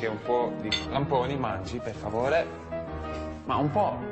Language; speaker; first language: Italian; non-native, fluent; English